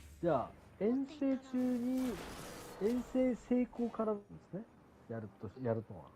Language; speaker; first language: Japanese; native; Japanese